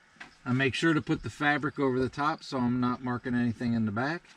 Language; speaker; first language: English; native; English